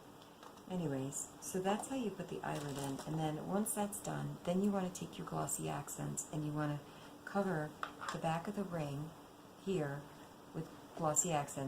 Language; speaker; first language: English; native; English